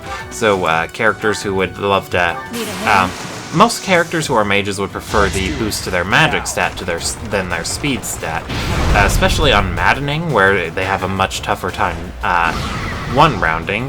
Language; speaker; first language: English; native; English